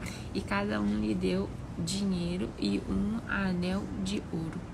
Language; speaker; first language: Portuguese; native; Portuguese